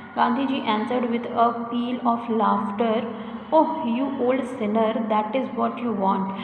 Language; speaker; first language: English; non-native, local second language; Hindi